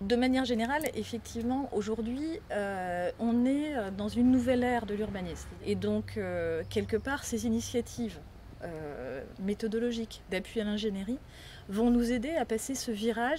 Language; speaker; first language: French; native; French